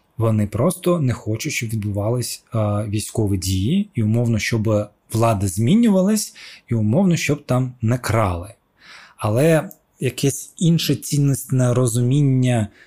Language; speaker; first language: Ukrainian; non-native, local second language; Russian